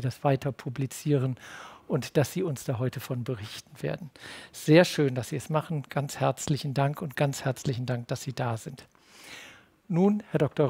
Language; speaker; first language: German; native; German